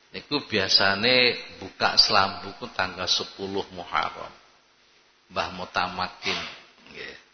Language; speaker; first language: Indonesian; native; Indonesian